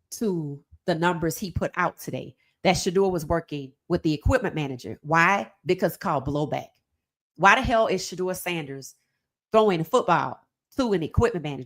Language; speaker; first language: English; native; English